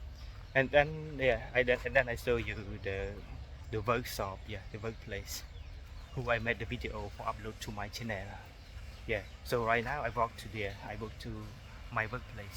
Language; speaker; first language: English; non-native, learner; Khmer